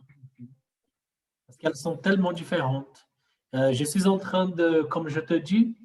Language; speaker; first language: French; non-native, fluent; Portuguese